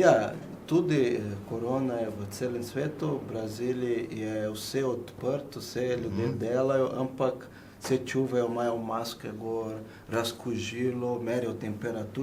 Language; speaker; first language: Slovenian; non-native, fluent; Portuguese